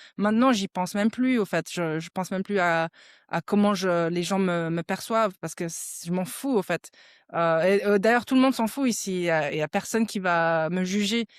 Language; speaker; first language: French; native; French